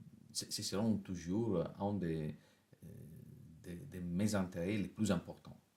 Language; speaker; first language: French; non-native, fluent; Italian